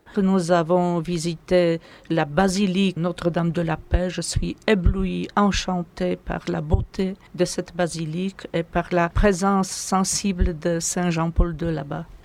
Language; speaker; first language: French; non-native, fluent; Polish